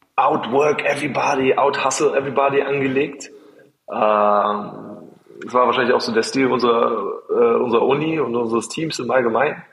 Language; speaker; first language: German; native; German